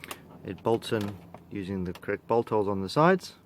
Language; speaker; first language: English; native; English